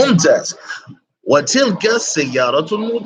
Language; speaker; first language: Arabic; non-native, fluent; English